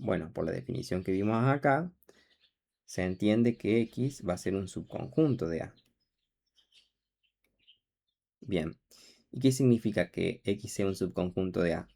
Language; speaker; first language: Spanish; native; Spanish